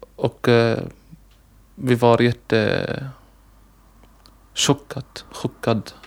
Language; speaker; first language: Swedish; non-native, learner; Arabic